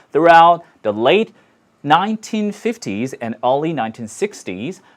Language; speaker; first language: English; non-native, fluent; Korean